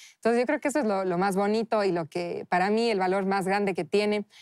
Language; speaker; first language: Spanish; native; Spanish